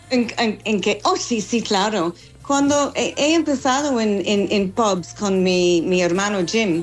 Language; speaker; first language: Spanish; non-native, fluent; English